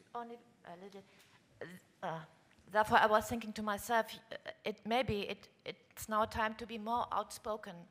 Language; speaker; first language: English; non-native, fluent; German